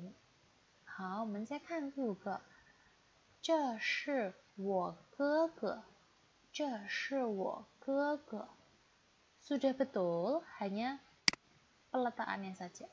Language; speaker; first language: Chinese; non-native, fluent; Indonesian